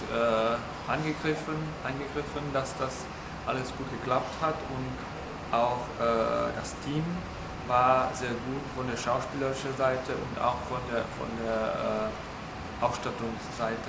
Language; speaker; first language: German; non-native, fluent; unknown